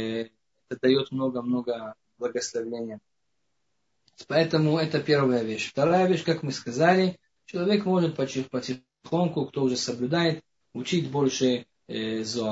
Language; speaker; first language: Russian; non-native, fluent; Hebrew